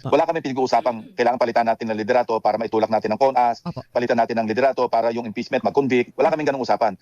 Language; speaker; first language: Filipino; native; Filipino